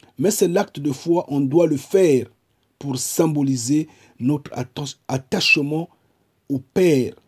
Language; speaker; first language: French; non-native, local second language; Kongo